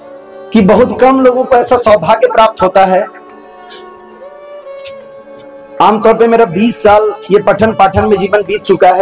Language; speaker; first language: Hindi; native; Hindi